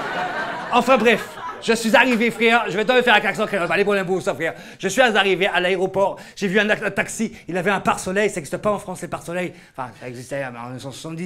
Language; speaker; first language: French; native; French